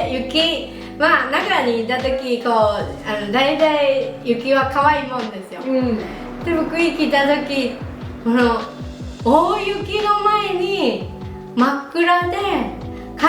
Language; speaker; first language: Japanese; non-native, fluent; Chinese